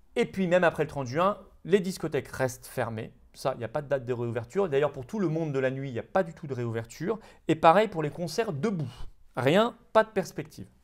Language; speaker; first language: French; native; French